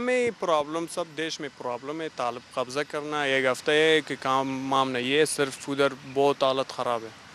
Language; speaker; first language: Hindi; non-native, learner; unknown